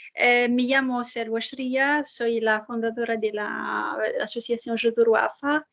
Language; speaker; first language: Spanish; non-native, fluent; Arabic